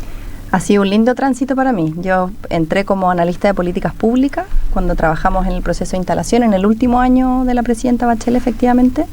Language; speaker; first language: Spanish; native; Spanish